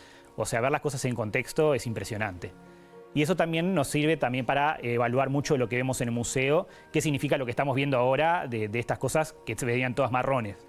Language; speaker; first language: Spanish; native; Spanish